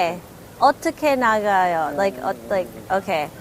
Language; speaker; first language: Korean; early bilingual, heritage; English